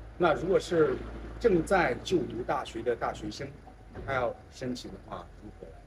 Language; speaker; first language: Chinese; native; Chinese